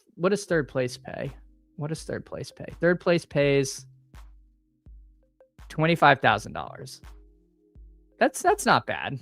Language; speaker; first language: English; native; English